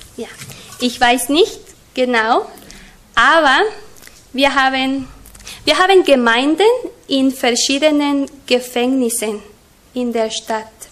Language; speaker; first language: German; non-native, learner; Spanish